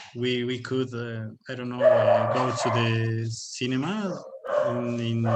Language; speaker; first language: English; non-native, learner; Spanish